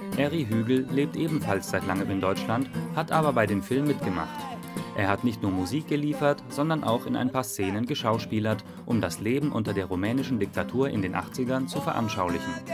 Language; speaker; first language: German; native; German